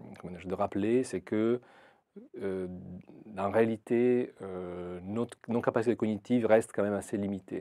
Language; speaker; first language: French; non-native, fluent; Italian